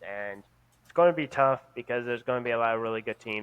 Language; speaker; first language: English; native; English